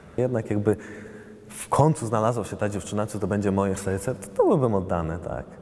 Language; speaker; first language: Polish; non-native, fluent; Italian